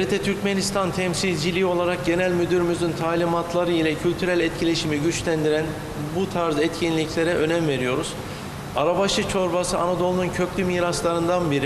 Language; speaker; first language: Turkish; native; Turkish